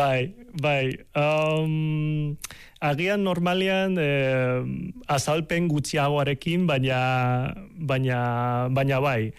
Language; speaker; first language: Basque; non-native, local second language; Spanish